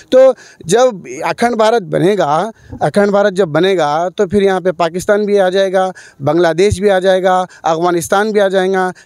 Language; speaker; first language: Hindi; non-native, local second language; Urdu